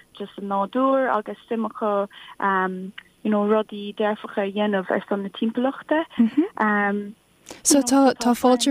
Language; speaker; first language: Irish; non-native, local second language; English